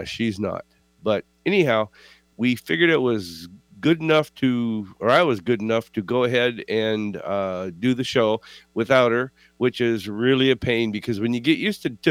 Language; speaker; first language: English; native; English